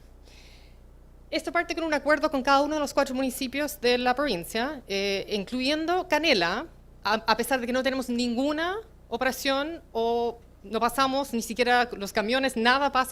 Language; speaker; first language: Spanish; native; Spanish